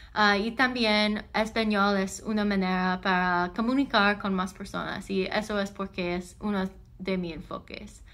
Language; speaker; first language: Spanish; non-native, learner; English